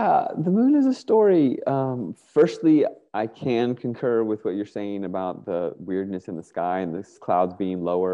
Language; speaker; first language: English; native; English